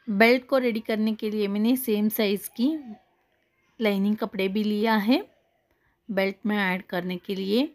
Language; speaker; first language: Hindi; non-native, local second language; Kannada